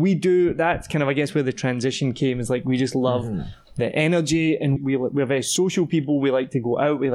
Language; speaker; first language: English; native; English